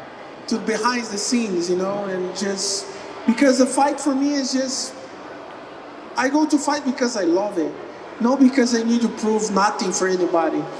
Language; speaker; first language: English; non-native, learner; Portuguese